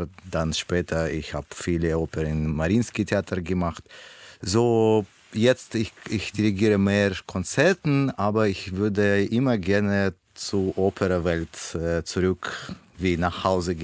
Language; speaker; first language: German; non-native, learner; Russian